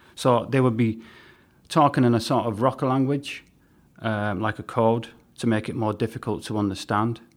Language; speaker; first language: English; native; English